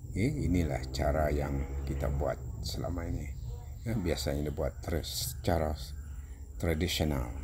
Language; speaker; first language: Malay; non-native, local second language; Iban